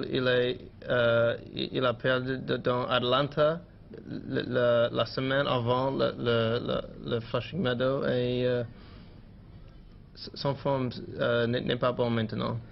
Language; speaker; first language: French; non-native, learner; English